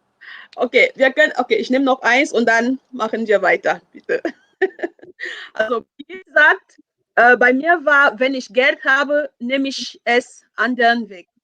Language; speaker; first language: German; non-native, fluent; French